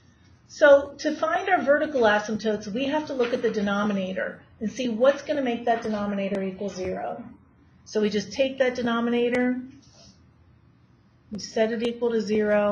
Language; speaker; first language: English; native; English